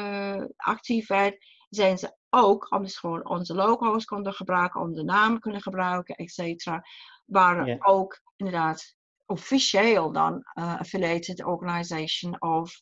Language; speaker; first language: Dutch; non-native, fluent; English